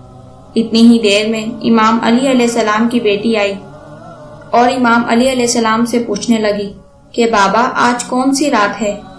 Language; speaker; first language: Urdu; native; Urdu